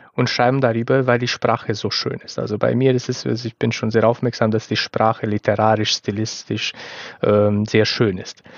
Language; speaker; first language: German; non-native, fluent; Romanian